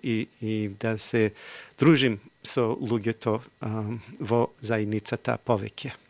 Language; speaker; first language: Macedonian; non-native, fluent; English